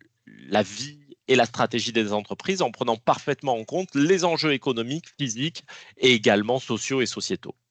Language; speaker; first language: French; native; French